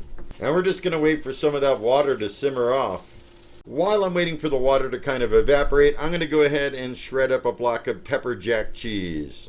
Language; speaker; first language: English; native; English